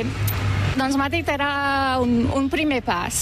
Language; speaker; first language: Catalan; non-native, fluent; Turkish